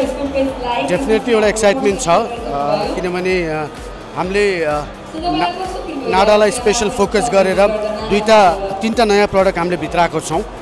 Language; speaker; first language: Nepali; native; Nepali